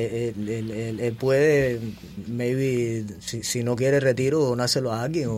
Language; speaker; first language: Spanish; native; Spanish